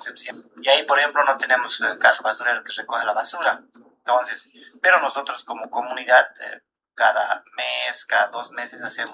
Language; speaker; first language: Spanish; native; Spanish